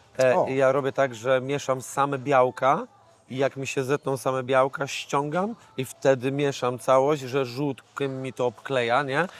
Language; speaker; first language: Polish; native; Polish